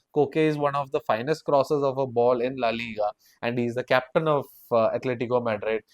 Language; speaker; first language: English; non-native, local second language; Malayalam